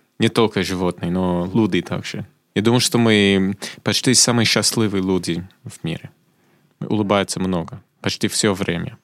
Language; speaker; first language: Russian; non-native, fluent; English